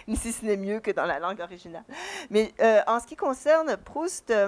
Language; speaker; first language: French; native; French